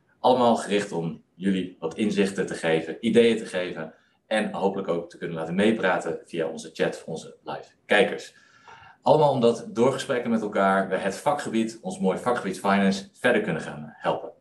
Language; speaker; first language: Dutch; native; Dutch